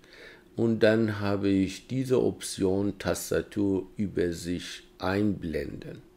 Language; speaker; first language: German; non-native, fluent; Persian